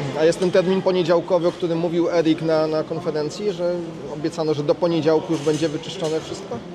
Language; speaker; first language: Polish; native; Polish